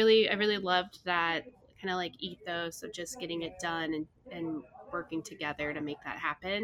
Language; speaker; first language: English; native; English